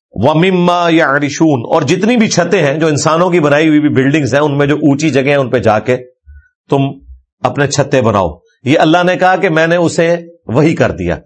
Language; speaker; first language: Urdu; non-native, local second language; Punjabi